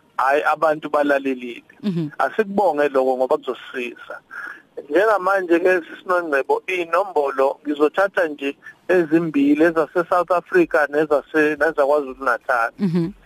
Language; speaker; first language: Zulu; native; Zulu